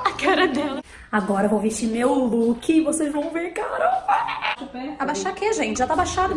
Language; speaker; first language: Portuguese; native; Portuguese